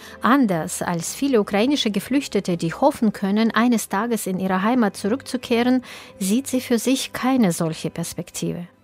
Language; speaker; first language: German; native; German